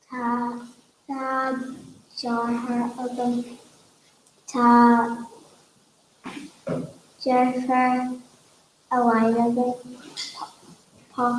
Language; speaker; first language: Irish; non-native, learner; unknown